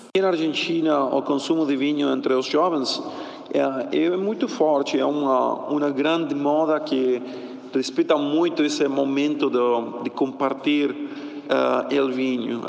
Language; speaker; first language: Portuguese; non-native, fluent; Spanish